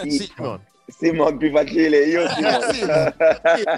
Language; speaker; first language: Italian; non-native, fluent; French